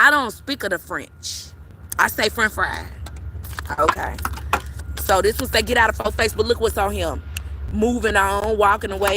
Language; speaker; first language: English; native; English